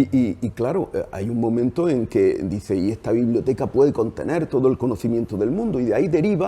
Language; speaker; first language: Spanish; native; Spanish